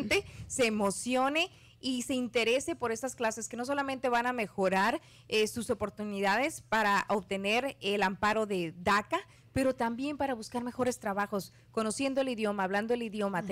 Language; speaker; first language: Spanish; native; Spanish